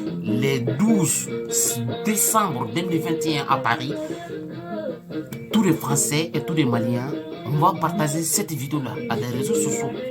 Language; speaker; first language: French; non-native, local second language; Soninke